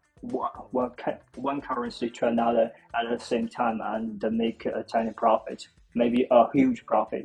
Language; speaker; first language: English; non-native, fluent; Chinese